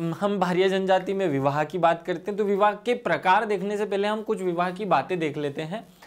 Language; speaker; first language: Hindi; native; Hindi